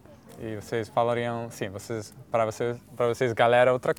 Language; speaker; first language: Portuguese; non-native, fluent; Italian